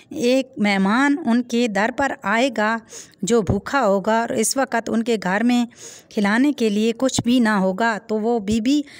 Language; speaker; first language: Hindi; native; Hindi